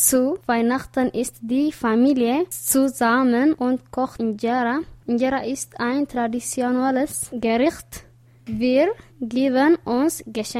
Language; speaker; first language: German; non-native, learner; Tigrinya